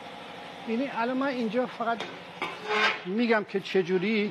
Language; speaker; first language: Persian; native; Persian